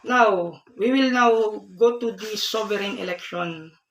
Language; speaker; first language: English; non-native, local second language; Filipino